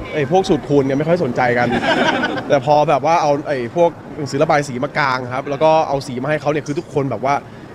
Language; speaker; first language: Thai; native; Thai